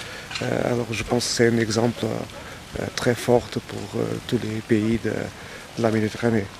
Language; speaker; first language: French; non-native, fluent; Portuguese